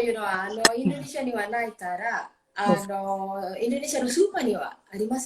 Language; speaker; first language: Japanese; non-native, learner; Indonesian